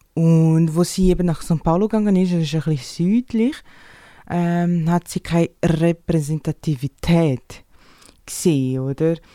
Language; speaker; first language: German; non-native, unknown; Portuguese